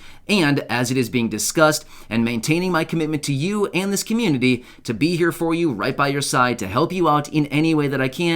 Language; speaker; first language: English; native; English